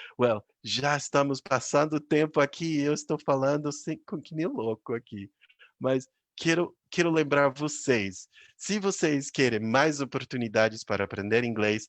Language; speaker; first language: Portuguese; non-native, fluent; English